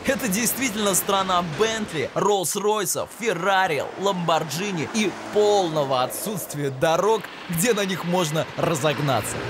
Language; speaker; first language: Russian; native; Russian